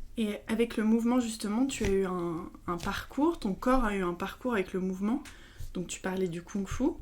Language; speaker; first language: French; native; French